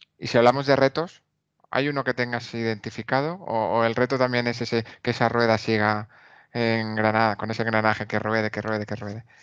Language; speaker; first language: Spanish; native; Spanish